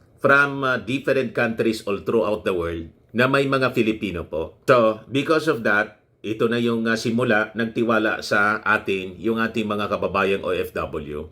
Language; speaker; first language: Filipino; non-native, local second language; Bikol